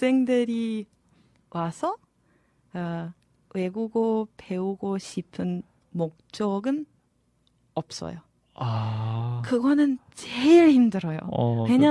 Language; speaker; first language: Korean; non-native, fluent; Serbian